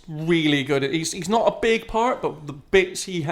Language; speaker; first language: English; native; English